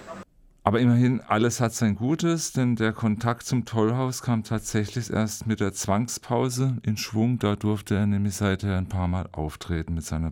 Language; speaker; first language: German; native; German